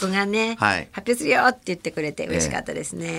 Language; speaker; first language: Japanese; native; Japanese